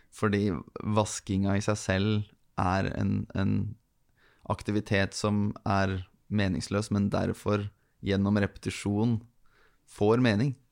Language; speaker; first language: Norwegian; native; Norwegian